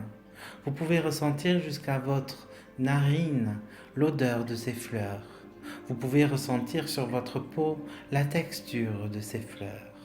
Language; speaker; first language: French; native; French